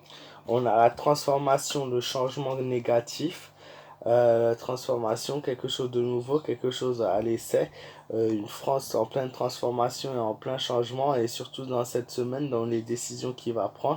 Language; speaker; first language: French; native; French